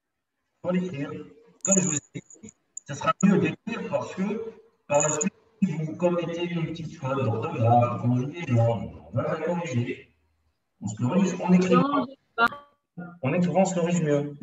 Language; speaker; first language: French; non-native, local second language; Arabic